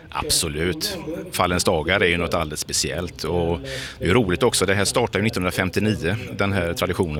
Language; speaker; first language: Swedish; native; Swedish